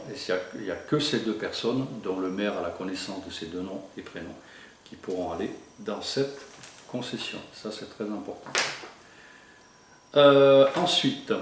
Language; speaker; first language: French; native; French